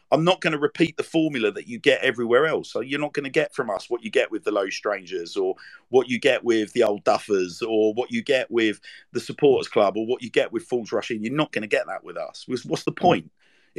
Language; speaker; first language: English; native; English